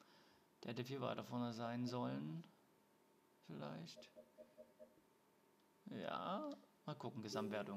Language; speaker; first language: German; native; German